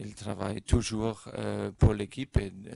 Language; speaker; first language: French; non-native, learner; German